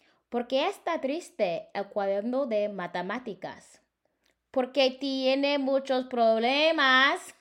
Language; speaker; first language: Spanish; non-native, fluent; English